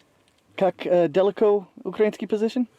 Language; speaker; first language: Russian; non-native, learner; English